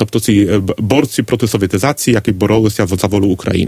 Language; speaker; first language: Polish; non-native, learner; Ukrainian